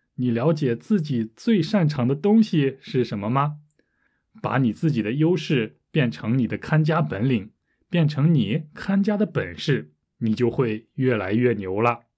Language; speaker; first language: Chinese; native; Chinese